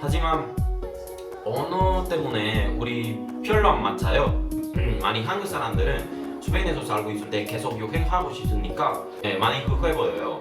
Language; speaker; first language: Korean; non-native, learner; Spanish